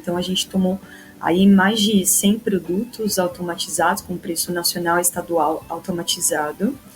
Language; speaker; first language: Portuguese; native; Portuguese